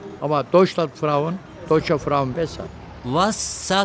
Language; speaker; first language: German; non-native, learner; Turkish